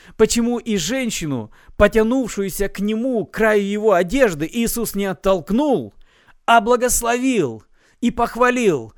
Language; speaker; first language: Russian; native; Russian